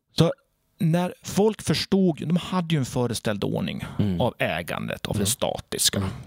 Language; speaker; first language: Swedish; native; Swedish